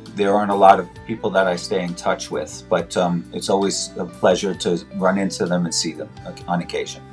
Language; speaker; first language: English; native; English